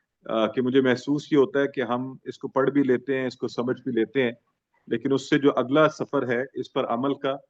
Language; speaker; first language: Urdu; native; Urdu